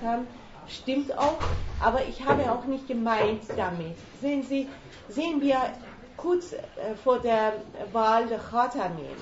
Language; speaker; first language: German; non-native, learner; Persian